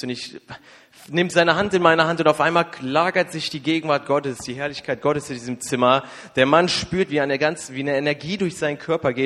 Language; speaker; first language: German; native; German